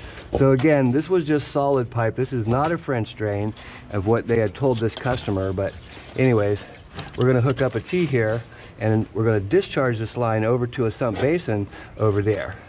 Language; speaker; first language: English; native; English